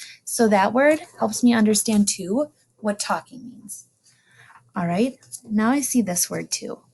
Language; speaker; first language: English; native; English